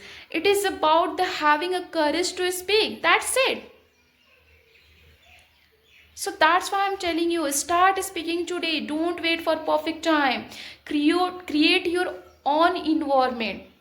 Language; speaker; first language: English; non-native, fluent; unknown